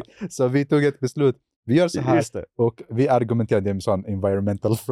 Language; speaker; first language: Swedish; non-native, fluent; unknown